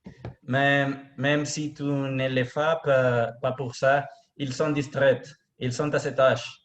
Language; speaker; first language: French; non-native, learner; Spanish